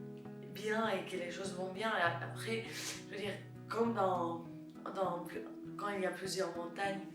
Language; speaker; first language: French; non-native, fluent; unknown